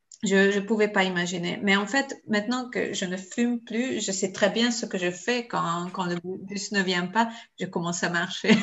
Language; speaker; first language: French; non-native, fluent; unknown